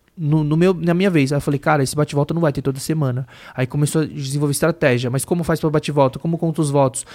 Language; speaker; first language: Portuguese; native; Portuguese